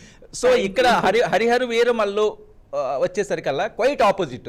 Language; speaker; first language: Telugu; native; Telugu